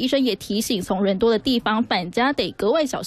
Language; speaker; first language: Chinese; native; Chinese